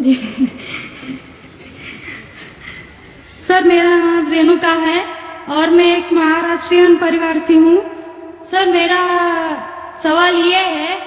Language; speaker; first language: Hindi; non-native, local second language; Marathi